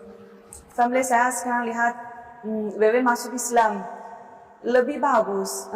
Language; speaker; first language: Indonesian; non-native, learner; Chinese